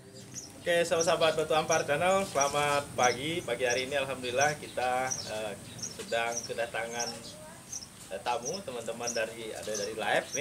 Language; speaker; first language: Indonesian; native; Indonesian